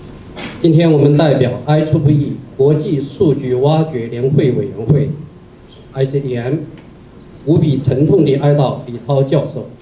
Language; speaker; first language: Chinese; native; Chinese